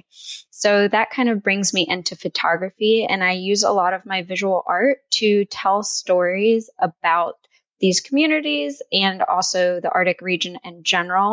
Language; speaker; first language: English; native; English